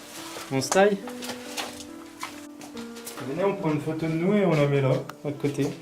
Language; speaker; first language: French; native; French